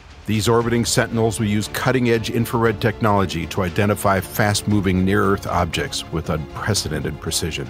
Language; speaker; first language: English; native; English